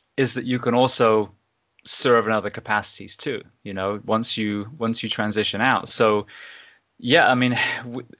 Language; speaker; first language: English; native; English